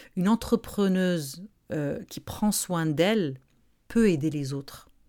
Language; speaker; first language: French; non-native, local second language; Arabic